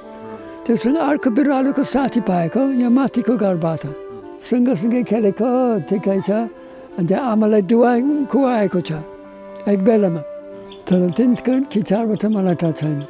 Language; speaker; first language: Nepali; non-native, learner; English